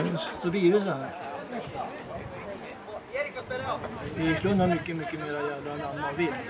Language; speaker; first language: Swedish; native; Swedish